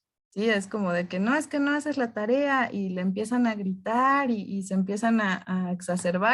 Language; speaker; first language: Spanish; native; Spanish